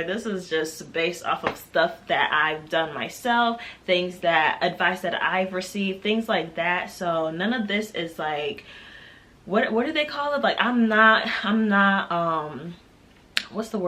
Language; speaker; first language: English; native; English